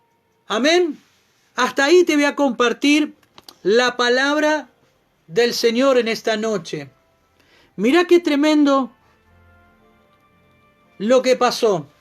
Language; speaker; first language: Spanish; native; Spanish